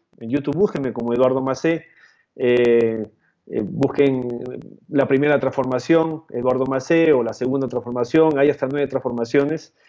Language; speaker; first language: Spanish; native; Spanish